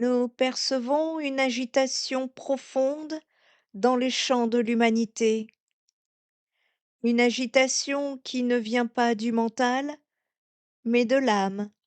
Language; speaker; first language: French; native; French